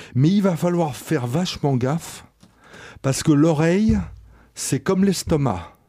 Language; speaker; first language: French; native; French